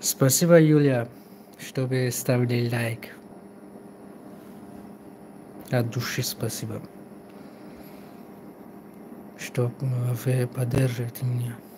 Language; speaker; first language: Russian; non-native, local second language; Tajik